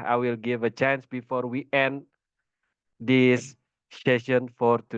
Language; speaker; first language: English; non-native, fluent; Indonesian